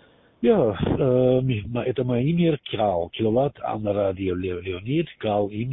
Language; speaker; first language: Russian; non-native, learner; German